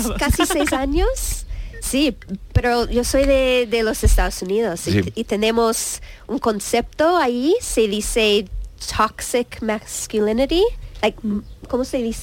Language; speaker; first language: Spanish; non-native, learner; English